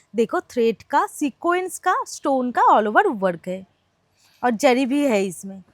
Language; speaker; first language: Hindi; non-native, local second language; Bangla